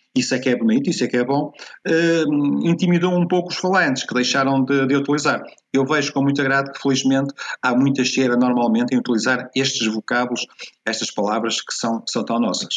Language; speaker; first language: Portuguese; native; Portuguese